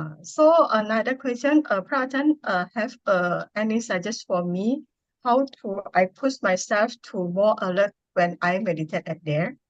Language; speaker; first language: English; non-native, learner; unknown